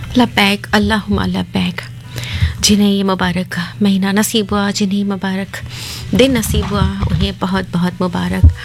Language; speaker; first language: Urdu; native; Urdu